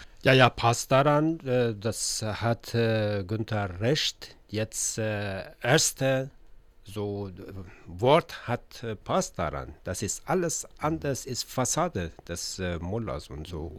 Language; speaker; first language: German; non-native, learner; Persian